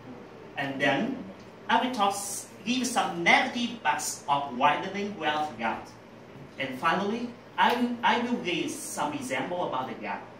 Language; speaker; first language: English; non-native, learner; Vietnamese